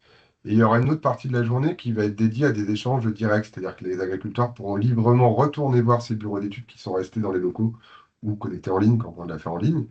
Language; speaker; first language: French; native; French